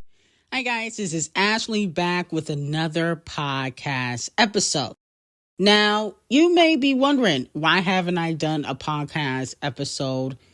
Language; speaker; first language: English; native; English